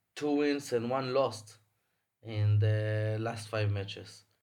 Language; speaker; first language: English; non-native, fluent; Hebrew